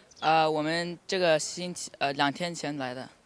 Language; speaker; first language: Chinese; early bilingual, heritage; English